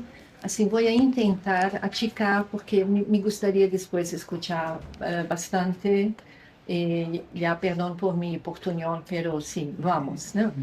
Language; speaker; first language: Spanish; non-native, fluent; Luxembourgish